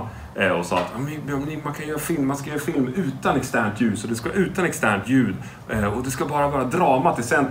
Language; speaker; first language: Swedish; native; Swedish